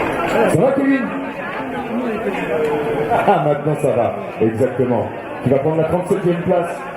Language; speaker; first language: French; native; French